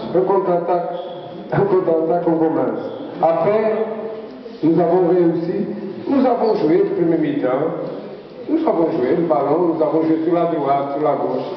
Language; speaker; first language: French; non-native, learner; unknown